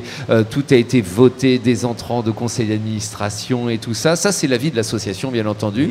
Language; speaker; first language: French; native; French